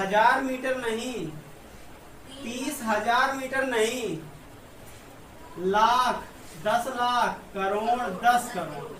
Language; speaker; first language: Hindi; native; Hindi